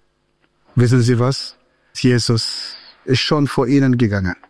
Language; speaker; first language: German; non-native, fluent; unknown